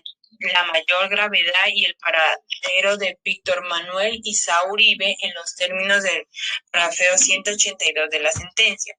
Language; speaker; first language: Spanish; native; Spanish